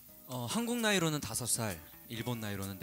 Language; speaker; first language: Korean; native; Korean